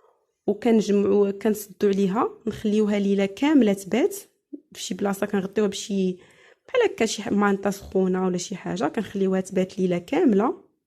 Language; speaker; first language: Arabic; native; Arabic